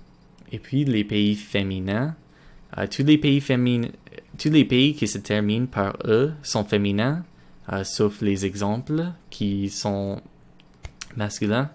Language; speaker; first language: French; non-native, learner; English